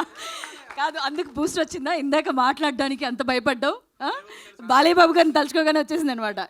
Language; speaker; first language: Telugu; native; Telugu